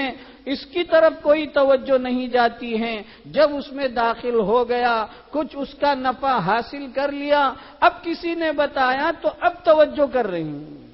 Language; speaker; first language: Urdu; native; Urdu